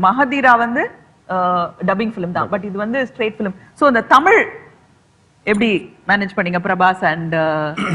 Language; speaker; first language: Tamil; native; Tamil